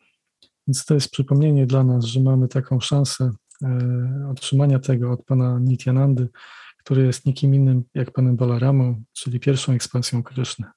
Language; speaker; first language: Polish; native; Polish